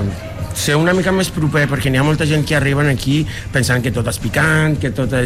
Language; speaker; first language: Catalan; non-native, fluent; Spanish